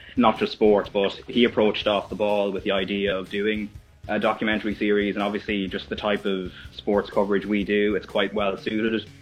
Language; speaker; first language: English; native; English